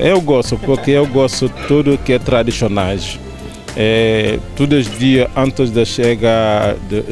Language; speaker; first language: Portuguese; non-native, learner; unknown